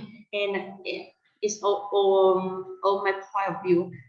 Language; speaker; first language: English; non-native, fluent; Vietnamese